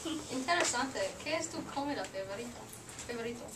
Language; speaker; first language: Spanish; non-native, learner; English